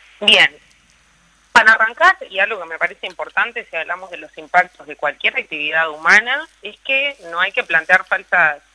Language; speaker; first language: Spanish; native; Spanish